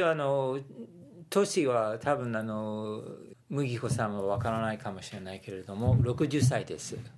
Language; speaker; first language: Japanese; non-native, fluent; English